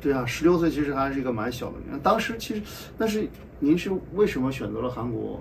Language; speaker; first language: Chinese; native; Chinese